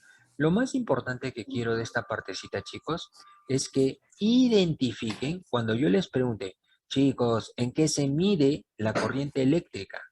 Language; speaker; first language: Spanish; native; Spanish